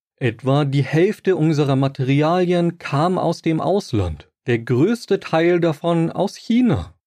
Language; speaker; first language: German; native; German